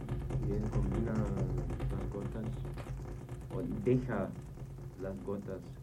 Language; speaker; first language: Spanish; non-native, fluent; German